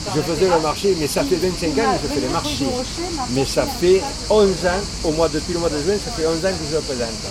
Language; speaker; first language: French; native; French